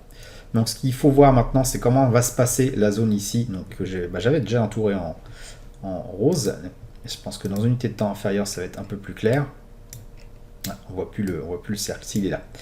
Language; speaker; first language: French; native; French